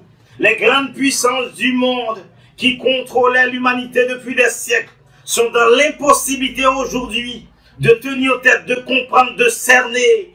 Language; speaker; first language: French; non-native, local second language; Haitian Creole